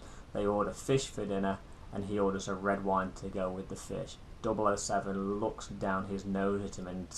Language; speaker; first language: English; native; English